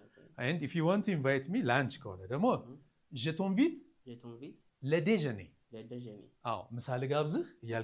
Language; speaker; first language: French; non-native, fluent; Amharic